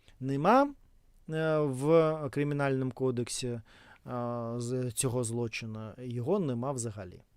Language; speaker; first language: Ukrainian; non-native, local second language; Russian